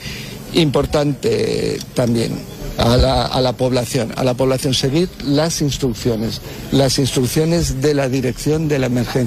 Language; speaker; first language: Spanish; native; Spanish